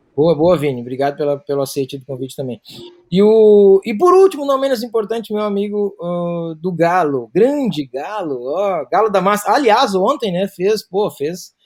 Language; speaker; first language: Portuguese; native; Portuguese